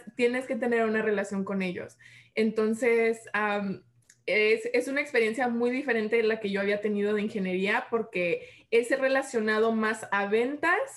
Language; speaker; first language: Spanish; early bilingual, heritage; Spanish